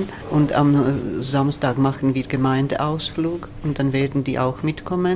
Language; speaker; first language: German; non-native, fluent; Latvian